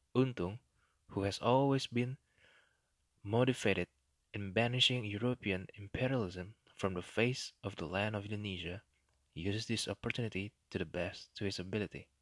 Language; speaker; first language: English; non-native, fluent; Indonesian